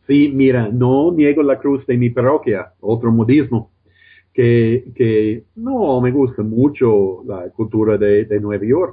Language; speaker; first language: Spanish; non-native, fluent; English